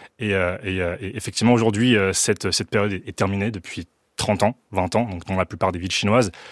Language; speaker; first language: French; early bilingual, other home language; Chinese